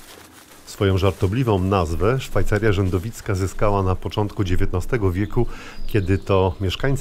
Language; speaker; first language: Polish; native; Polish